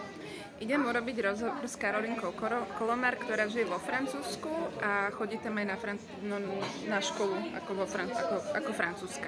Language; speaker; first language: Slovak; native; Slovak